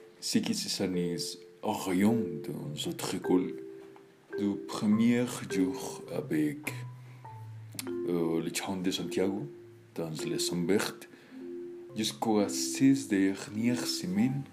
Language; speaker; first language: French; non-native, learner; Spanish